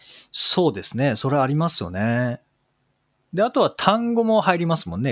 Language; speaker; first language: Japanese; native; Japanese